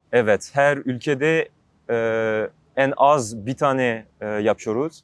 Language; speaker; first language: Turkish; non-native, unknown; French